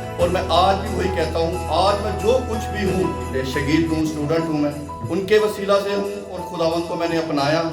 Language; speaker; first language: Urdu; non-native, local second language; Punjabi